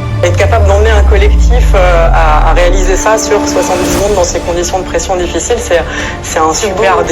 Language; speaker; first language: French; native; French